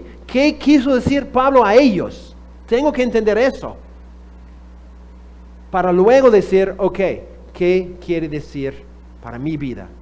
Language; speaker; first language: Spanish; non-native, fluent; English